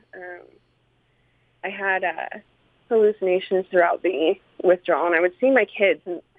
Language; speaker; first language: English; native; English